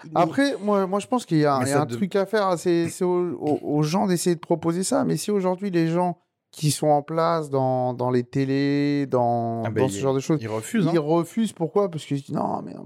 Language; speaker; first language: French; native; French